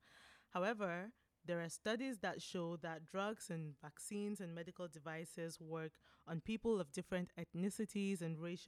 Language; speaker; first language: English; non-native, local second language; French